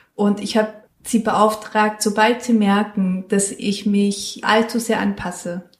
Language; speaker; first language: German; non-native, fluent; Spanish